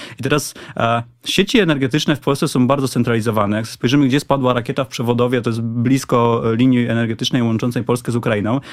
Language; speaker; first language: Polish; native; Polish